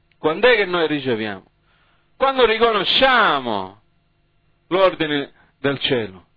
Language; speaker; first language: Italian; early bilingual, heritage; English